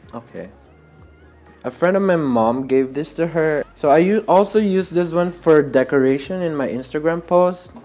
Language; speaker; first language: English; non-native, local second language; Filipino